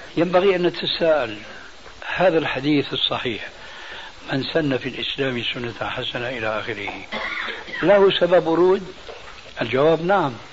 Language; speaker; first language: Arabic; early bilingual, other home language; Albanian